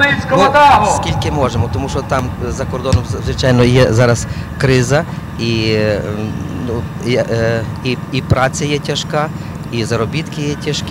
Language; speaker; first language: Ukrainian; native; Ukrainian